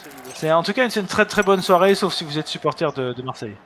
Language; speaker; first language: French; native; French